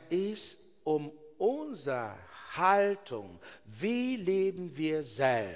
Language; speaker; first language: German; non-native, learner; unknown